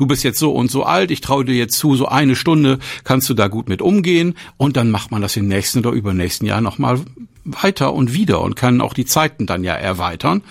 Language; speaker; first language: German; native; German